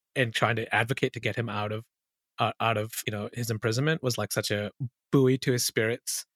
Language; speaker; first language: English; early bilingual, other home language; Urdu